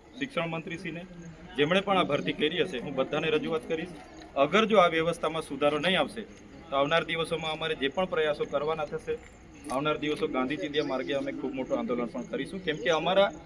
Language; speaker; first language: Gujarati; non-native, local second language; Vasavi